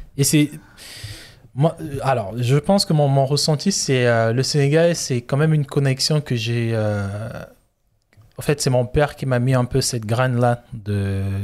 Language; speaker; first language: French; non-native, local second language; Lingala